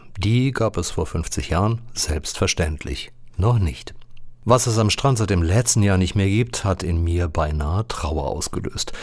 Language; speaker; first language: German; native; German